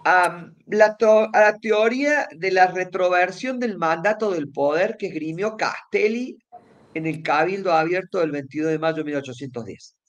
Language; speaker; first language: Spanish; native; Spanish